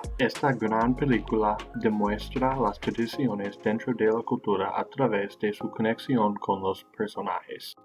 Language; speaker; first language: Spanish; non-native, learner; English